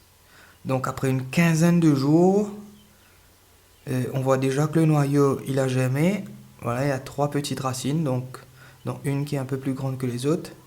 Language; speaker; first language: French; native; French